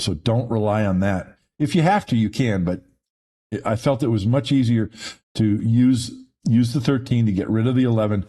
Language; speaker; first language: English; native; English